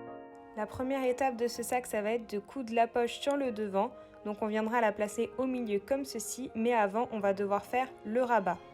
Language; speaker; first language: French; native; French